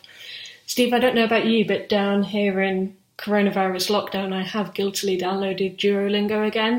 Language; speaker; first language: English; native; English